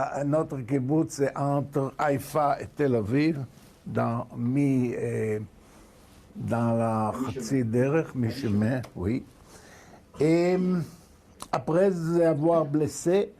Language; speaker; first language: French; non-native, fluent; Hebrew